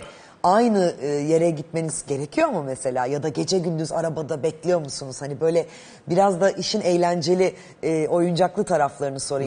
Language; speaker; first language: Turkish; native; Turkish